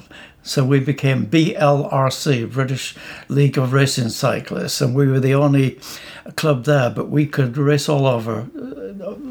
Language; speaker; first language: English; native; English